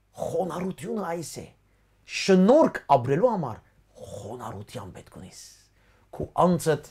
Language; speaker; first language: Armenian; early bilingual, heritage; Armenian